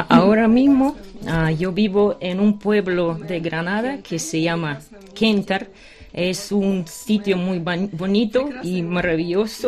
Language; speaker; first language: Spanish; non-native, fluent; Ukrainian